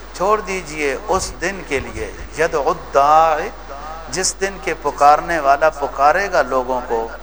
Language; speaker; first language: Urdu; native; Urdu